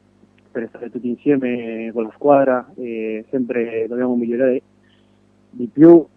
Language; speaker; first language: Italian; non-native, fluent; Spanish